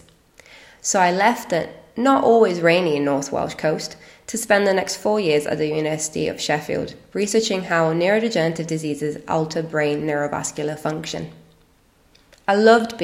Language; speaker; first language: English; non-native, fluent; Italian